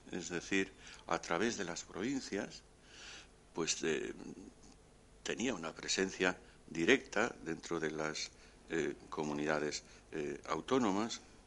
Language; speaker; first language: Spanish; native; Spanish